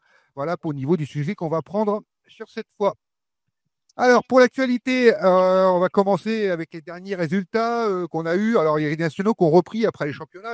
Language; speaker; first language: French; native; French